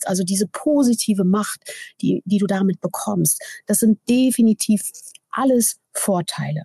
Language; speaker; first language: German; native; German